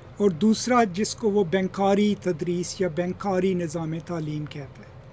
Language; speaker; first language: Urdu; non-native, local second language; Punjabi